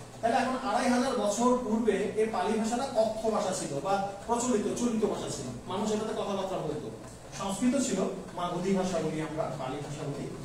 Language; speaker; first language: Bangla; non-native, local second language; Chakma